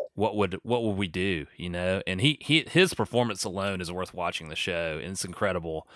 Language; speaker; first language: English; native; English